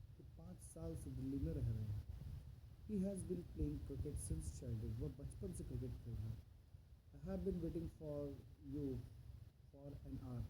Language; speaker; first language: Hindi; native; Hindi